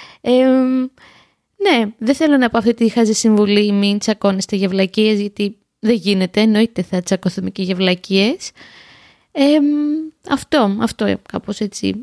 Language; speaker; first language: Greek; native; Greek